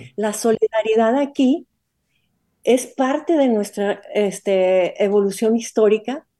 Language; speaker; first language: Spanish; native; Spanish